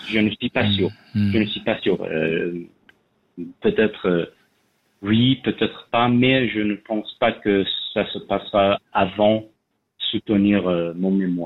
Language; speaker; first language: French; non-native, learner; Persian